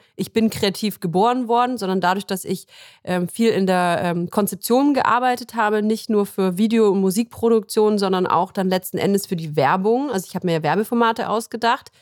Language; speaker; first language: German; native; German